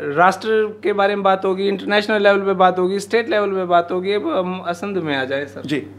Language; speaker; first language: Hindi; native; Hindi